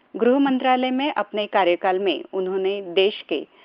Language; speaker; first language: Hindi; non-native, local second language; Marathi